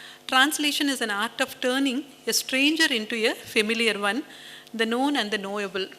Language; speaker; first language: English; non-native, local second language; Tamil